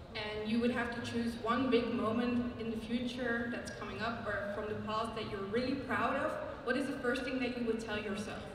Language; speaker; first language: English; native; English